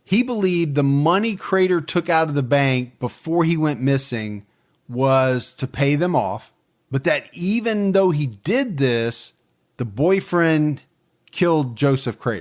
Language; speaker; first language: English; native; English